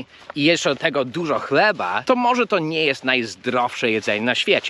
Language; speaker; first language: Polish; early bilingual, heritage; Polish